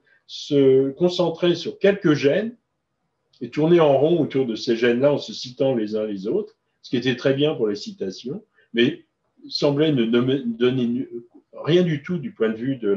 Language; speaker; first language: French; native; French